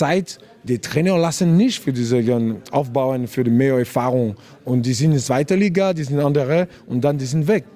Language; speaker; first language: German; non-native, learner; French